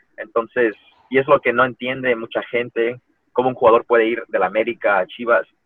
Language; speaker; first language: Spanish; early bilingual, heritage; Spanish